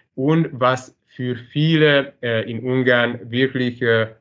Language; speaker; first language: German; non-native, fluent; Hungarian